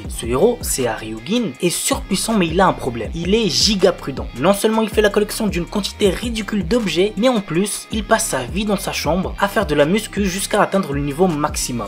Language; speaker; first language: French; native; French